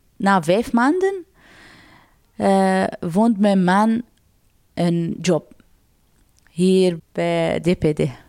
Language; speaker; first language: Dutch; non-native, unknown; Persian